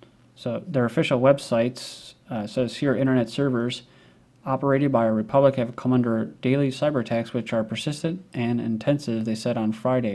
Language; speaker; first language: English; native; English